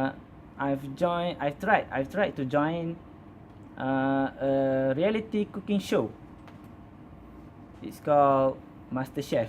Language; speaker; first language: English; non-native, learner; Malay